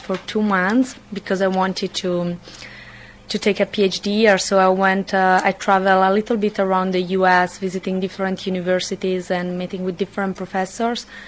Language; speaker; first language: English; non-native, fluent; Italian